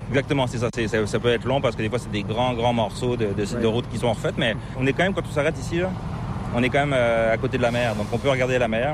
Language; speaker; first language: French; native; French